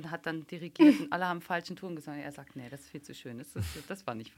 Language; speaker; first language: German; native; German